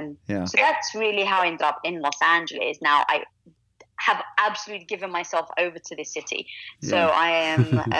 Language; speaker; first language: English; native; English